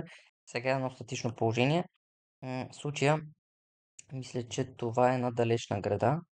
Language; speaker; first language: Bulgarian; native; Bulgarian